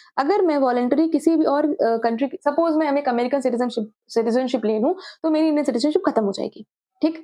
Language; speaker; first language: Hindi; native; Hindi